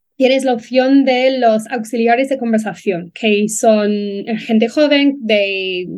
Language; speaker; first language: Spanish; non-native, fluent; English